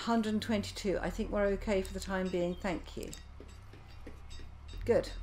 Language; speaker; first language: English; native; English